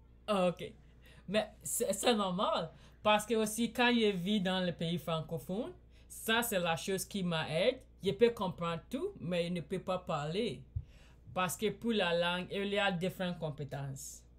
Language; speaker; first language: French; non-native, learner; English